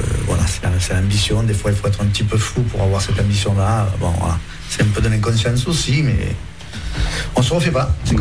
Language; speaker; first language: French; native; French